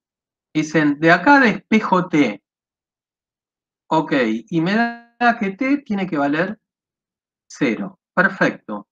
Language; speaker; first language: Spanish; native; Spanish